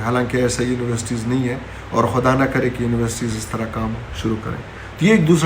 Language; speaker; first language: Hindi; non-native, local second language; Pashto